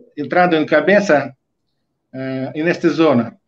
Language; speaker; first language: Spanish; non-native, fluent; Russian